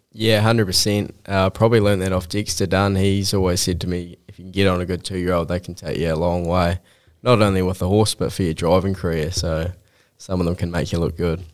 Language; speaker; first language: English; native; English